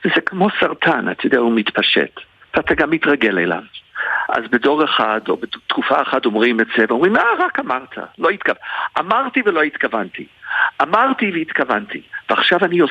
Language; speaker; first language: Hebrew; non-native, fluent; English